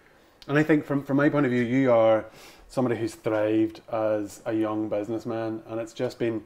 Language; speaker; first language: English; native; English